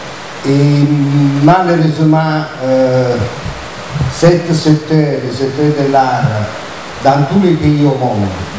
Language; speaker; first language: French; non-native, fluent; Italian